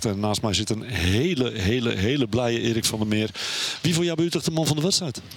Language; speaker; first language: Dutch; native; Dutch